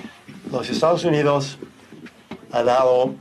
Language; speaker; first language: Spanish; non-native, fluent; English